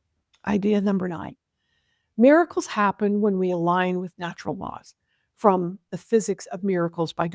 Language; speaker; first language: English; native; English